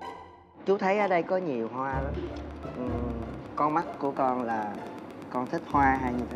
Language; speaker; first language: Vietnamese; native; Vietnamese